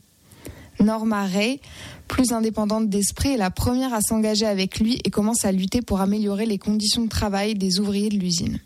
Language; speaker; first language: French; native; French